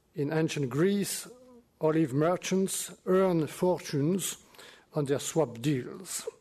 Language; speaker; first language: English; non-native, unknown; French